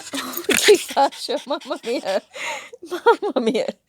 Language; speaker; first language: Italian; non-native, learner; English